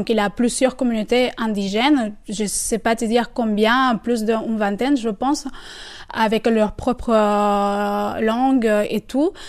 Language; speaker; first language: French; non-native, fluent; Spanish